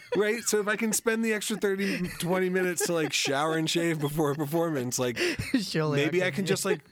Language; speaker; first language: English; native; English